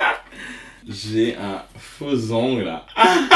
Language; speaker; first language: French; non-native, local second language; Wolof